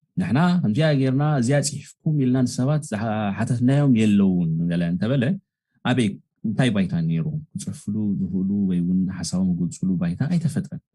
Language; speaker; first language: Tigrinya; native; Tigrinya